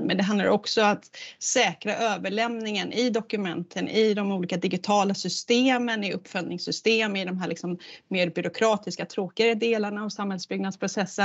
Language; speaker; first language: Swedish; native; Swedish